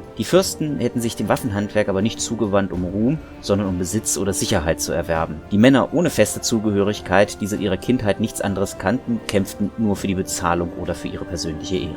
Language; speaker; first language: German; native; German